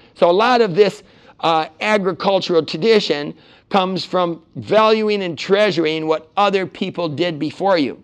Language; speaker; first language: English; native; English